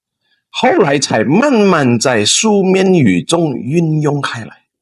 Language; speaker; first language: Chinese; non-native, fluent; Indonesian